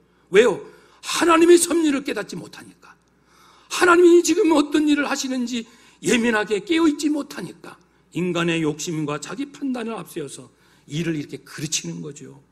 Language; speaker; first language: Korean; native; Korean